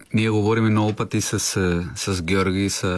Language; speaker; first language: Bulgarian; non-native, learner; Spanish